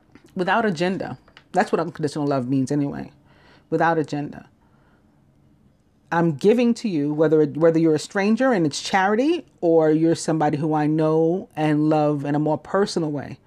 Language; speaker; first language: English; native; English